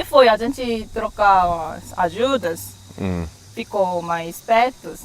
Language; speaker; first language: Portuguese; non-native, fluent; Korean